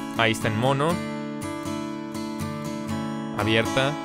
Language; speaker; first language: Spanish; native; Spanish